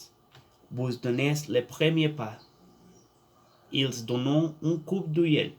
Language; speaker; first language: French; non-native, learner; Spanish